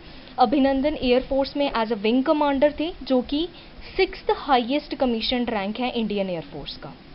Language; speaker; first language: Hindi; native; Hindi